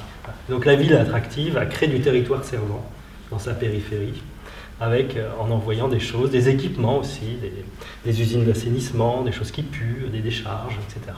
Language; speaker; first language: French; native; French